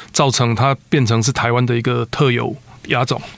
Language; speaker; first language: Chinese; native; Chinese